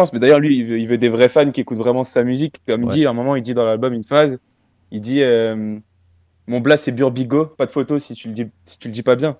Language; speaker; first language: French; native; French